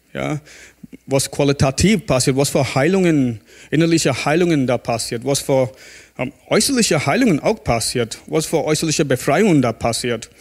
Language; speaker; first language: German; non-native, fluent; English